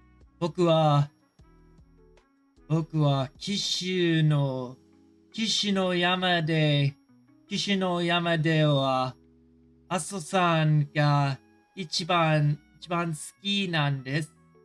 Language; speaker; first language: Japanese; non-native, learner; English